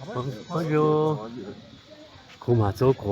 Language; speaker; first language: German; non-native, fluent; Chinese